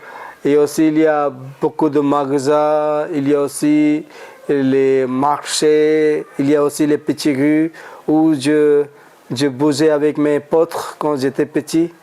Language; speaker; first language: French; non-native, learner; Hindi